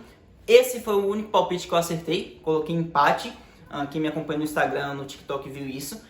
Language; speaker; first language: Portuguese; native; Portuguese